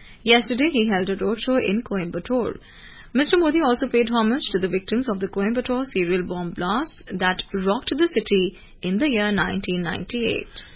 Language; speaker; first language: English; non-native, local second language; Hindi